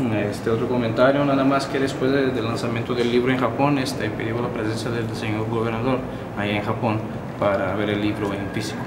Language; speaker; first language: Spanish; non-native, fluent; Portuguese